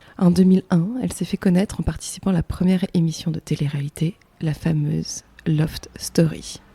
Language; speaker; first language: French; native; French